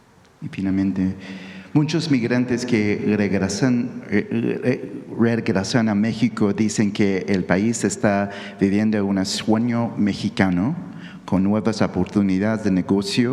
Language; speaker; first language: Spanish; early bilingual, heritage; English